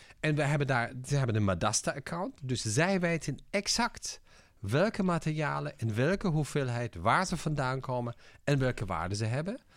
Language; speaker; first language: Dutch; non-native, fluent; German